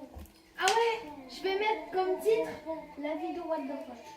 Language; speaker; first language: French; native; French